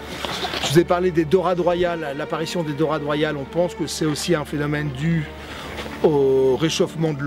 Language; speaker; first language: French; native; French